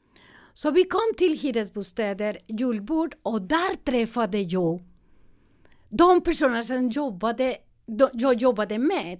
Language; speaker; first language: Swedish; non-native, learner; Spanish